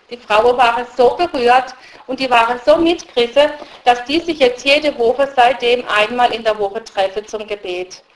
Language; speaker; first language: German; early bilingual, other home language; Russian